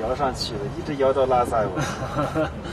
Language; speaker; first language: Chinese; native; Chinese